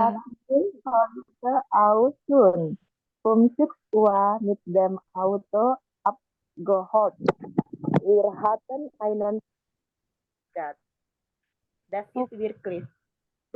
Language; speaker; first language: German; non-native, learner; Indonesian